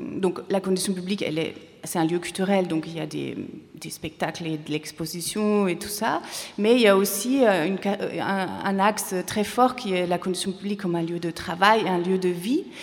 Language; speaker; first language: French; non-native, fluent; German